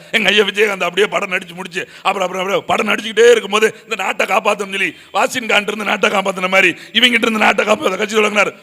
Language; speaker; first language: Tamil; native; Tamil